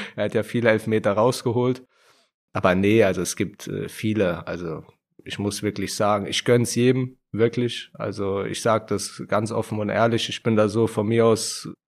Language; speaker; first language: German; native; German